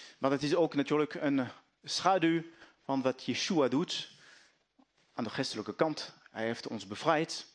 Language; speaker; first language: Dutch; non-native, fluent; French